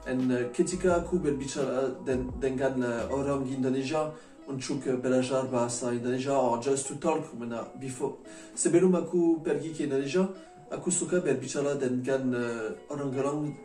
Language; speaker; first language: Indonesian; non-native, learner; French